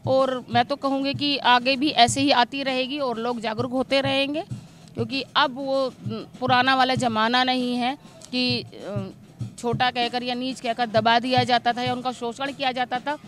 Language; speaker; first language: Hindi; native; Hindi